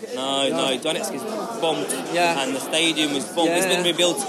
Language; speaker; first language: English; non-native, fluent; Ukrainian